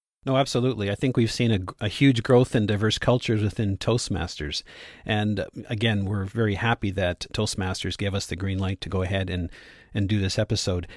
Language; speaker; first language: English; native; English